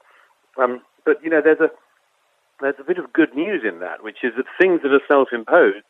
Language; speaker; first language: English; native; English